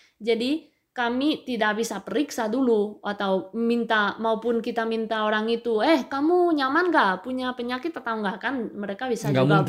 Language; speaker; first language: Indonesian; non-native, fluent; Spanish